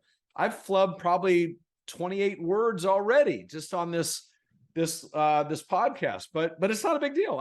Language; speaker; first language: English; native; English